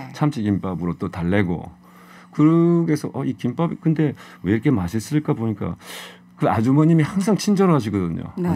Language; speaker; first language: Korean; native; Korean